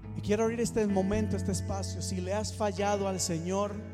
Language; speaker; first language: Spanish; native; Spanish